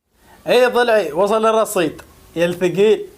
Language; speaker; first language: Arabic; native; Arabic